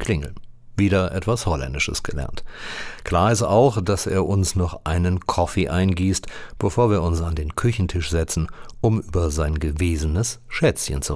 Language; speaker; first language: German; native; German